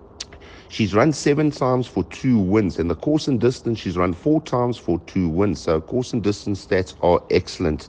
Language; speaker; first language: English; native; English